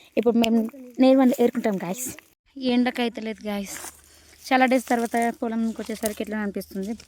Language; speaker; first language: Telugu; non-native, local second language; Lambadi